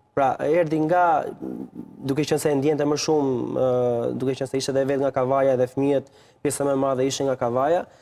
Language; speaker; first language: Albanian; native; Albanian